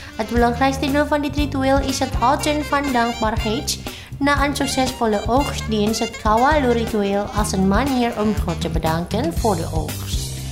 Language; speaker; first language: Dutch; non-native, fluent; Indonesian